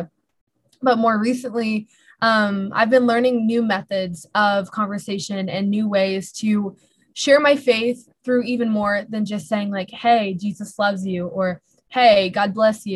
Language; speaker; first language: English; native; English